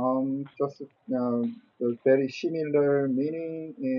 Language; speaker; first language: English; non-native, learner; Korean